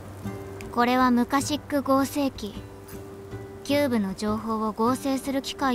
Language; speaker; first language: Japanese; non-native, learner; German